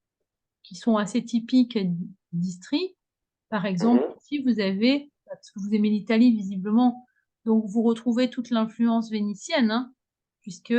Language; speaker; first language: French; native; French